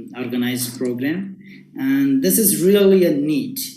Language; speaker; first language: English; non-native, local second language; Nepali